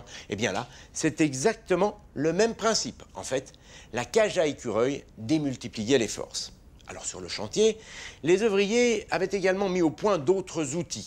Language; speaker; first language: French; native; French